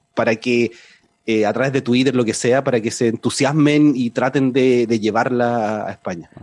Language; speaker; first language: Spanish; native; Spanish